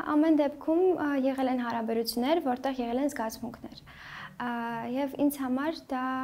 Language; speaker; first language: Armenian; early bilingual, heritage; Armenian